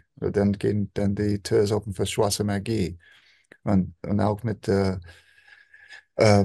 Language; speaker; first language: German; non-native, fluent; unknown